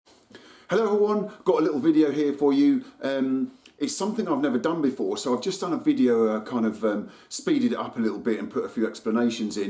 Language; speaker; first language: English; native; English